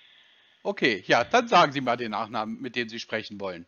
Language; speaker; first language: German; native; German